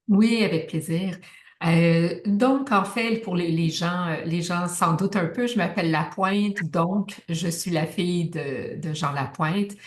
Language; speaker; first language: French; native; French